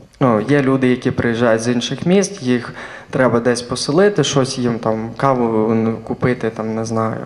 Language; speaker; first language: Ukrainian; non-native, local second language; Russian